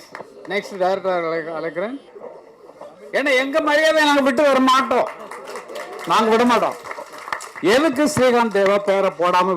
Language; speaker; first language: Tamil; native; Tamil